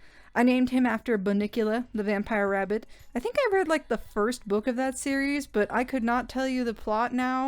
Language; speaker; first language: English; native; English